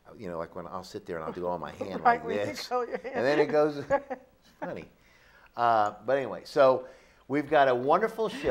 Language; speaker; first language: English; native; English